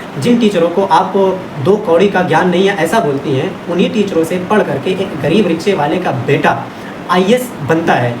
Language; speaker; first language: Hindi; native; Hindi